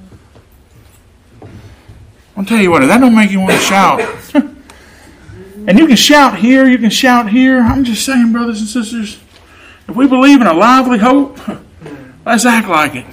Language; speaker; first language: English; native; English